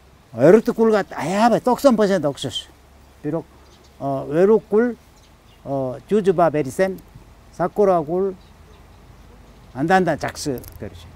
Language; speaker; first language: Kyrgyz; non-native, learner; Korean